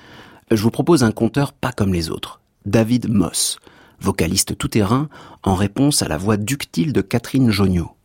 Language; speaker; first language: French; native; French